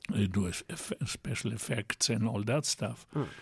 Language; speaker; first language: English; non-native, fluent; Italian